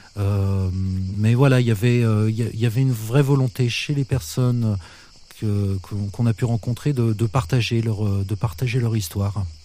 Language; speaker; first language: French; native; French